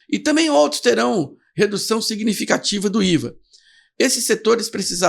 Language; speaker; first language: Portuguese; native; Portuguese